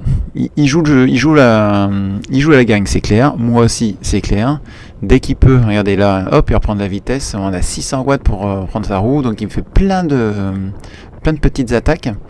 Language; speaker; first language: French; native; French